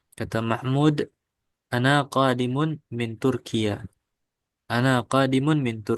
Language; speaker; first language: Arabic; non-native, fluent; Indonesian